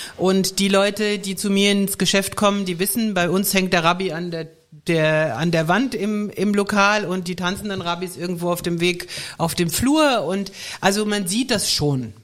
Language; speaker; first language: German; native; German